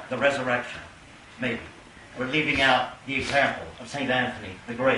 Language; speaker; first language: English; native; English